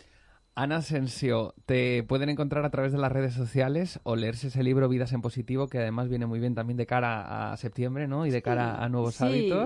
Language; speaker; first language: Spanish; native; Spanish